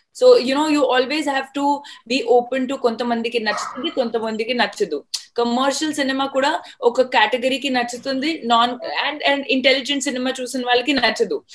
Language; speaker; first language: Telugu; non-native, fluent; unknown